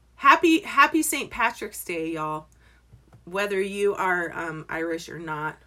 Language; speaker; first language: English; native; English